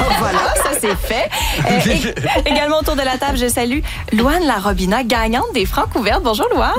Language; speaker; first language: French; native; French